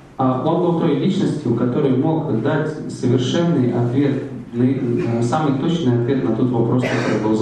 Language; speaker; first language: Russian; native; Russian